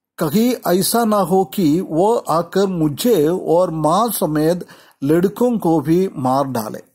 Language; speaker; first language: Hindi; non-native, local second language; Malayalam